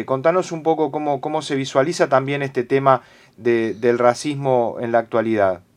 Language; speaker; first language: Spanish; native; Spanish